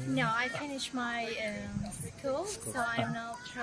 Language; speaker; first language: English; non-native, fluent; Turkish